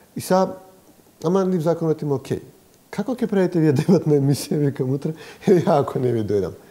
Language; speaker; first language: Macedonian; native; Macedonian